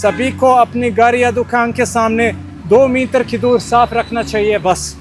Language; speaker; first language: Hindi; native; Hindi